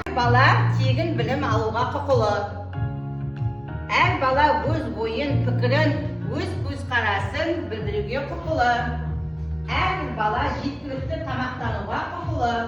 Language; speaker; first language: Kazakh; native; Kazakh